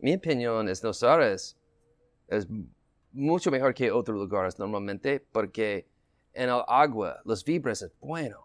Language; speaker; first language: Spanish; non-native, learner; English